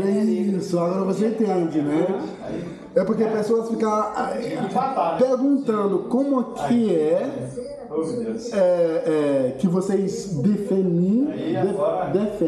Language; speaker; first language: Portuguese; non-native, fluent; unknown